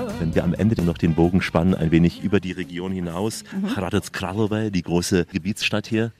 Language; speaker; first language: German; native; German